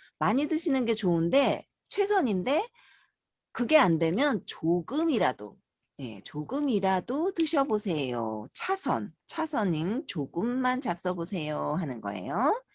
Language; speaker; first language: Korean; native; Korean